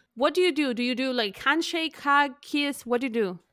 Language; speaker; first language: English; non-native, fluent; Spanish